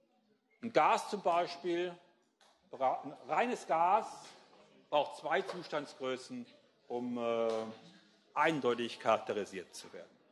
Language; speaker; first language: German; native; German